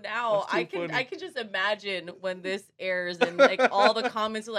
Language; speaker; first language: English; non-native, fluent; Samoan